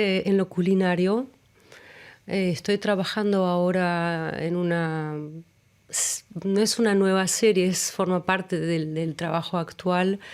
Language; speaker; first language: Spanish; early bilingual, other home language; German